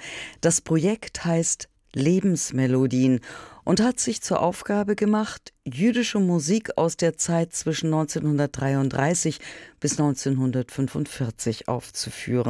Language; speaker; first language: German; native; German